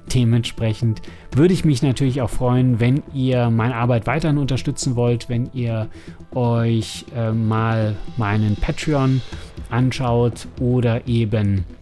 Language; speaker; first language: German; native; German